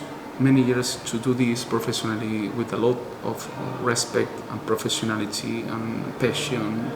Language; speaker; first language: English; non-native, learner; Spanish